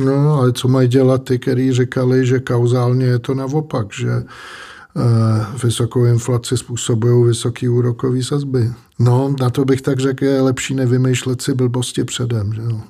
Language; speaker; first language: Czech; native; Czech